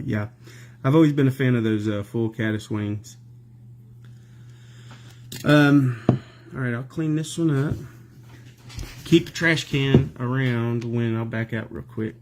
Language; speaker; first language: English; native; English